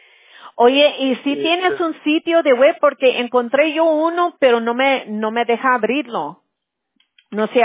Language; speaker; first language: Spanish; early bilingual, heritage; Spanish